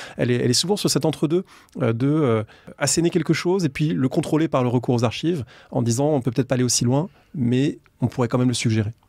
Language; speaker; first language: French; native; French